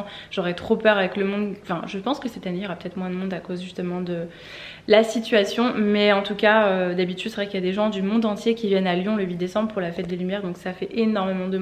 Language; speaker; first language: French; native; French